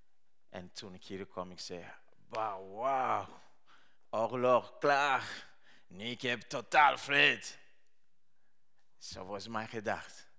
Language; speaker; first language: Dutch; non-native, learner; Rundi